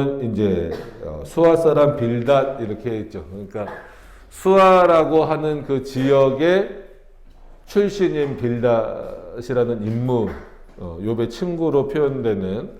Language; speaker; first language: Korean; native; Korean